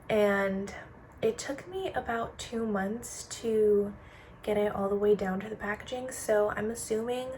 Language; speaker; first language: English; native; English